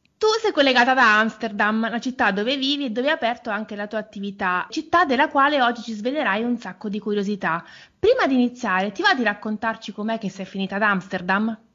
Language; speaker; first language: Italian; native; Italian